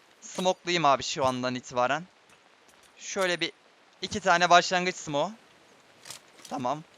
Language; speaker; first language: Turkish; native; Turkish